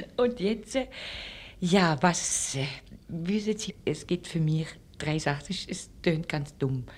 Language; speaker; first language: German; early bilingual, other home language; French